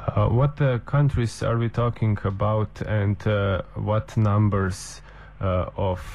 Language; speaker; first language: English; non-native, fluent; Slovenian